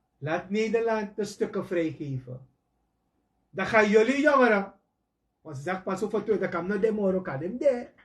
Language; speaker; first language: Dutch; native; Dutch